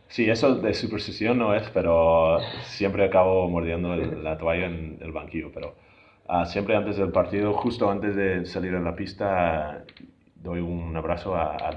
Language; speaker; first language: Spanish; non-native, fluent; English